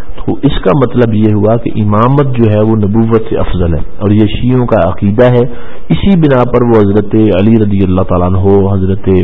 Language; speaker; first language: Urdu; non-native, local second language; Punjabi